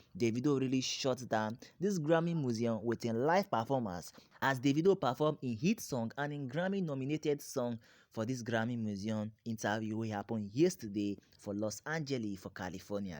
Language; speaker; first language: Nigerian Pidgin; native; Nigerian Pidgin